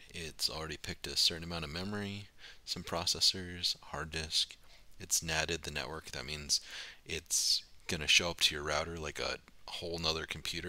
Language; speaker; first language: English; native; English